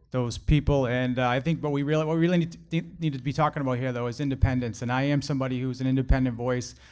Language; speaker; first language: English; native; English